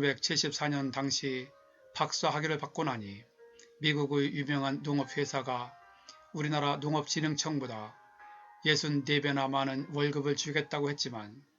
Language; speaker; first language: Korean; native; Korean